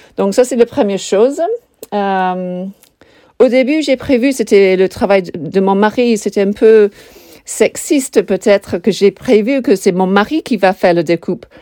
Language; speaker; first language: French; non-native, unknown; English